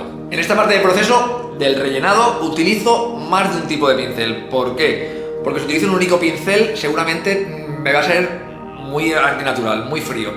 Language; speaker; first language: Spanish; native; Spanish